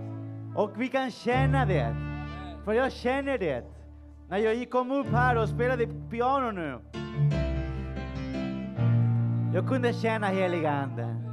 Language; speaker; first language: Swedish; non-native, fluent; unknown